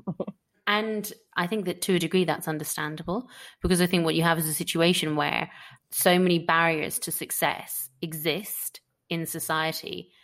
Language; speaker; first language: English; native; English